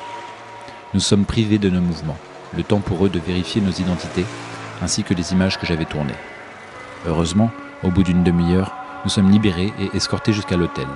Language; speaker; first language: French; native; French